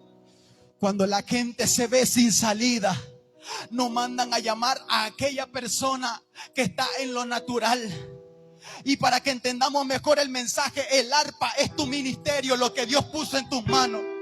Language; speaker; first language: Spanish; native; Spanish